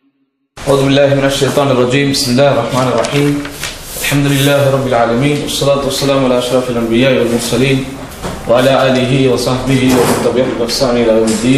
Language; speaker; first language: Arabic; non-native, fluent; Tamil